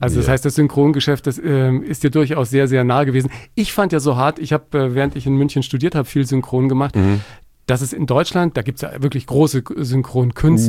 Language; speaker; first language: German; native; German